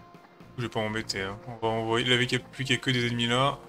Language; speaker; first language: French; native; French